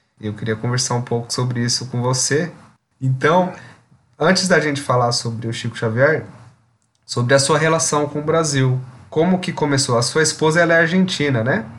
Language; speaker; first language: Portuguese; native; Portuguese